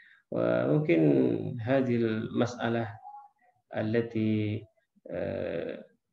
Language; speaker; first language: Arabic; non-native, fluent; Indonesian